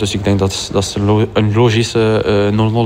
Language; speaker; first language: Dutch; non-native, local second language; French